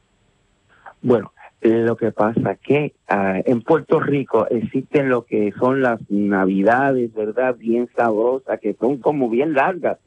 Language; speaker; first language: Spanish; native; Spanish